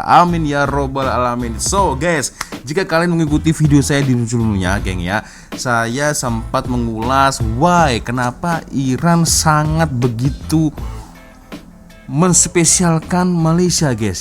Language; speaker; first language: Indonesian; native; Indonesian